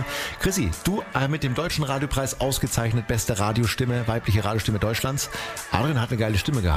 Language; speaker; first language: German; native; German